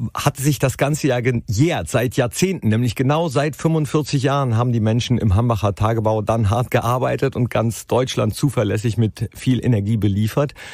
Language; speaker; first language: German; native; German